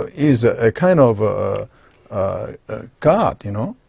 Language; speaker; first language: English; non-native, learner; Korean